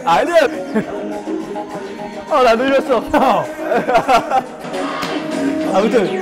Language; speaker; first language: Korean; non-native, fluent; French